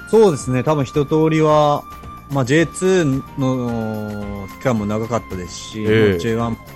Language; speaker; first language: Japanese; native; Japanese